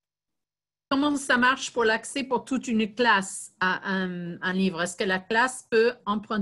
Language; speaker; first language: French; non-native, fluent; English